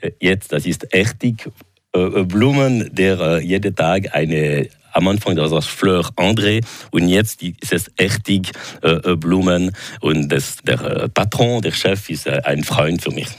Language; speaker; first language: German; non-native, local second language; French